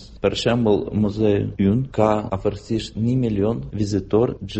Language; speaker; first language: Albanian; non-native, fluent; Russian